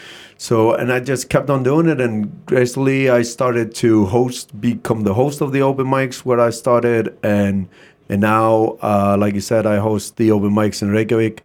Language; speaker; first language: English; non-native, fluent; Icelandic